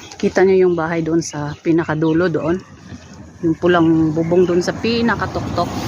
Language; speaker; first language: Filipino; non-native, local second language; Cebuano